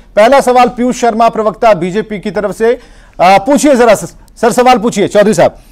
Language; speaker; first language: Hindi; native; Hindi